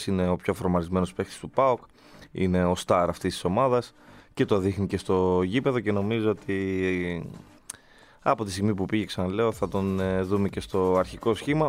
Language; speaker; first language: Greek; native; Greek